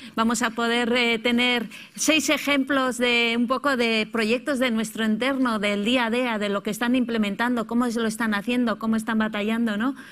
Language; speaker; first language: Spanish; native; Spanish